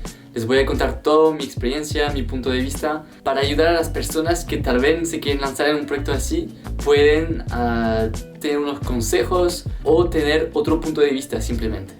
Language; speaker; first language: Spanish; non-native, fluent; French